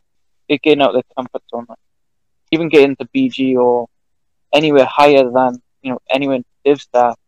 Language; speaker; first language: English; native; English